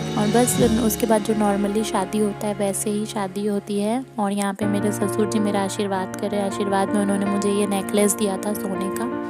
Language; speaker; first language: Hindi; non-native, local second language; Bangla